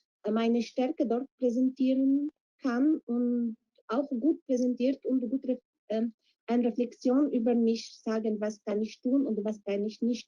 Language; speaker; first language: German; non-native, fluent; Arabic